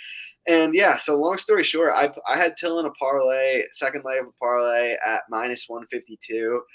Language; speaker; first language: English; native; English